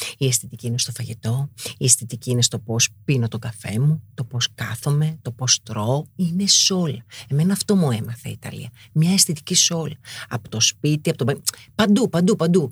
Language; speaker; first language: Greek; native; Greek